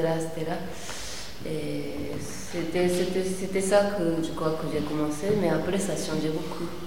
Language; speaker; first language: French; non-native, fluent; Japanese